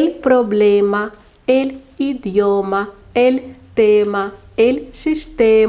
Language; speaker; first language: Spanish; non-native, fluent; Lithuanian